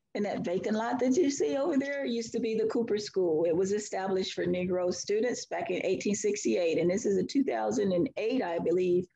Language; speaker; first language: English; native; English